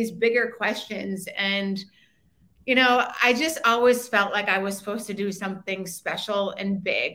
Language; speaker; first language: English; native; English